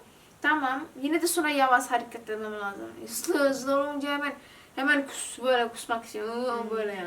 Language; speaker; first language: Turkish; non-native, learner; Indonesian